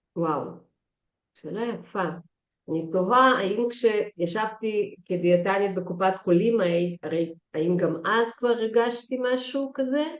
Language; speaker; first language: Hebrew; early bilingual, other home language; Russian